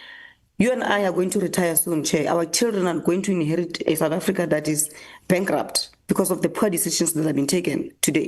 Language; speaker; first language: English; non-native, local second language; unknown